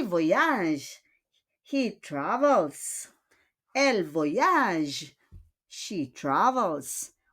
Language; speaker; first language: French; non-native, fluent; Filipino